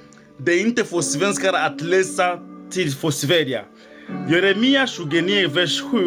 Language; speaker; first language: Swedish; non-native, fluent; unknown